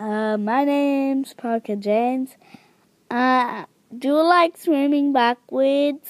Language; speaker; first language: English; native; English